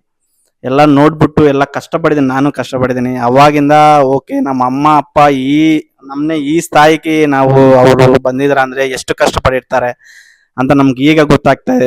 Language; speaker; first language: Kannada; non-native, local second language; Telugu